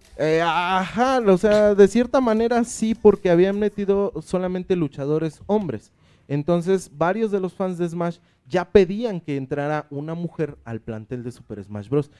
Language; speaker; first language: Spanish; native; Spanish